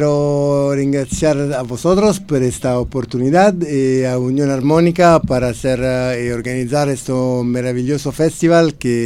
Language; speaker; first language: Spanish; non-native, fluent; Italian